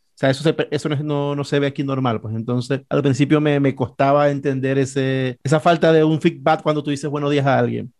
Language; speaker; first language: Spanish; native; Spanish